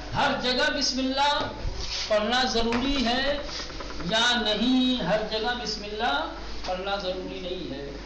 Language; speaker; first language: Urdu; native; Urdu